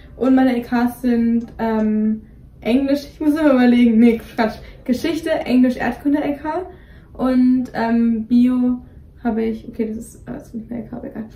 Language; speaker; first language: German; native; German